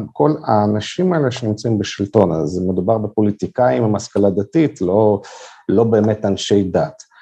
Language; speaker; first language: Hebrew; non-native, fluent; Russian